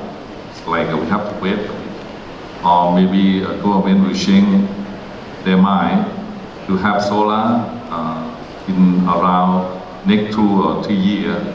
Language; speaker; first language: English; non-native, learner; Thai